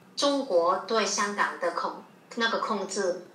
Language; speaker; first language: Chinese; non-native, local second language; Cantonese